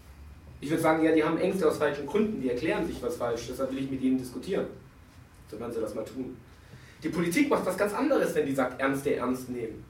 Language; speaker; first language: German; native; German